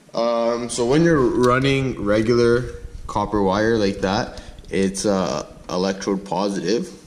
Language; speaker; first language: English; native; English